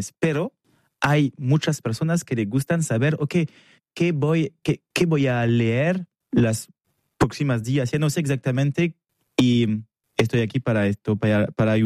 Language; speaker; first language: Spanish; non-native, learner; French